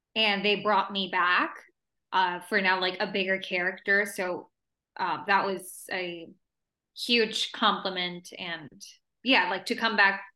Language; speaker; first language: English; early bilingual, other home language; Spanish